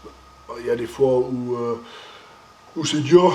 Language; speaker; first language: French; non-native, fluent; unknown